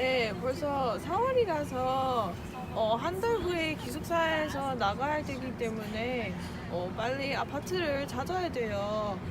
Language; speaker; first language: Korean; early bilingual, heritage; Korean